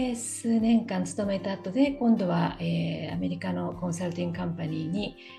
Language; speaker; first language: Japanese; native; Japanese